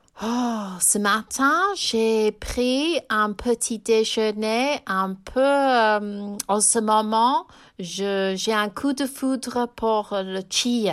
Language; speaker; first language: French; non-native, fluent; English